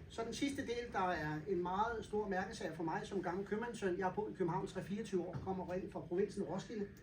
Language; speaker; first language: Danish; native; Danish